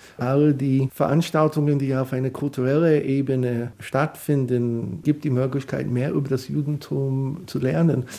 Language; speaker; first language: German; non-native, fluent; English